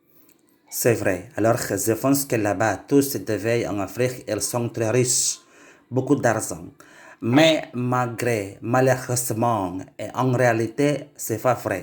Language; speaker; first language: French; non-native, learner; Indonesian